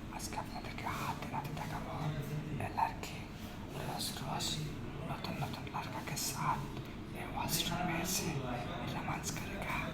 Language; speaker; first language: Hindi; non-native, learner; Bangla